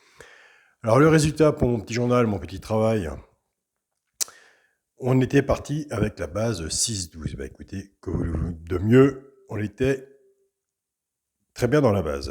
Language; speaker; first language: French; native; French